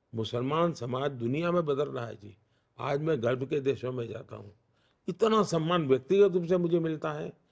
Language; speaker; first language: Hindi; non-native, local second language; Gujarati